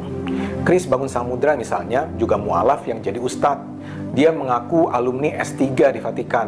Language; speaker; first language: Indonesian; native; Indonesian